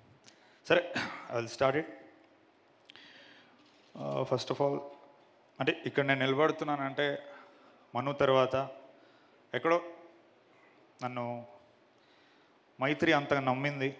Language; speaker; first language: Telugu; native; Telugu